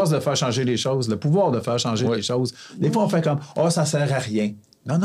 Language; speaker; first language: French; native; French